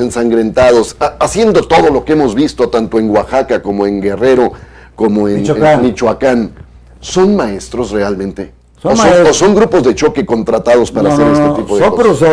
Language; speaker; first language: Spanish; native; Spanish